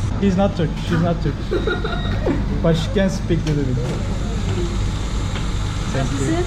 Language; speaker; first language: English; non-native, fluent; Turkish